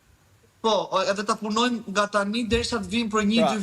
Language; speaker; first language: Albanian; early bilingual, heritage; Albanian